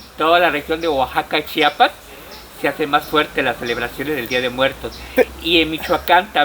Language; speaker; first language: Spanish; native; Spanish